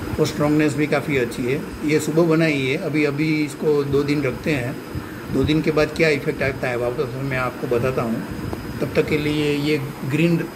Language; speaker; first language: Hindi; native; Hindi